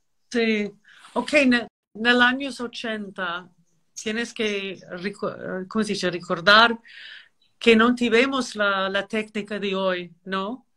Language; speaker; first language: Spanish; non-native, learner; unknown